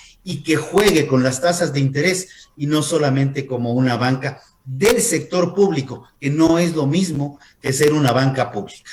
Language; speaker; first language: Spanish; native; Spanish